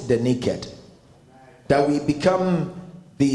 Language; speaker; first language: English; non-native, local second language; Akan